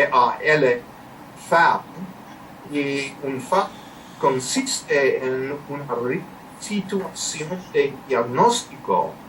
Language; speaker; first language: Spanish; non-native, learner; English